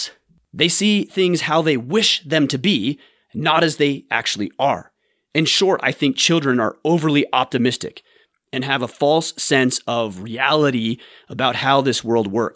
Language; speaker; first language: English; native; English